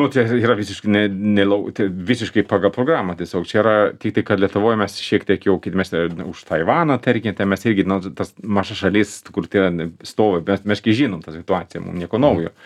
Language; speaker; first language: Lithuanian; non-native, fluent; Swedish